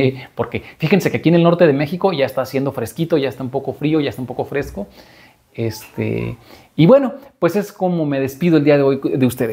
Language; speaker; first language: Spanish; native; Spanish